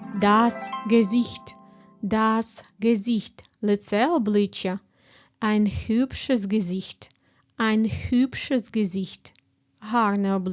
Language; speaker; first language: German; non-native, fluent; Ukrainian